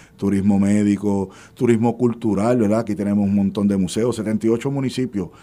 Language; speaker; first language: Spanish; native; Spanish